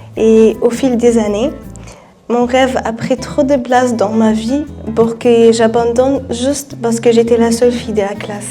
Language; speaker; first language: French; non-native, fluent; Arabic